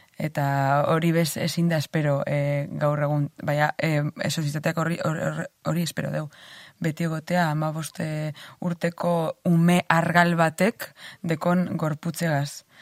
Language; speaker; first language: Basque; native; Basque